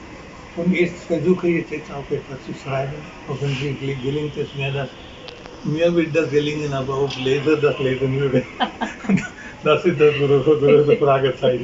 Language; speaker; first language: German; non-native, fluent; Marathi